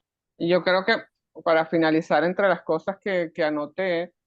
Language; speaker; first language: Spanish; native; Spanish